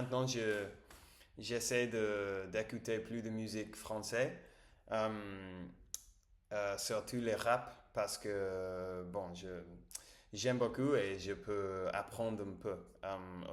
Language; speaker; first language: French; non-native, learner; Spanish